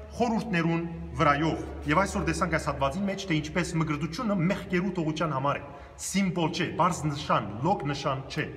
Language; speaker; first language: Armenian; early bilingual, heritage; Armenian